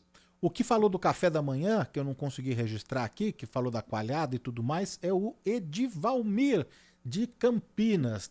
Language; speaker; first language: Portuguese; native; Portuguese